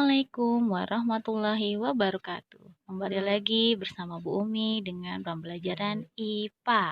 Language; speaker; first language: Indonesian; native; Indonesian